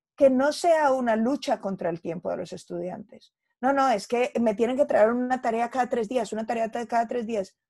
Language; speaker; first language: Spanish; native; Spanish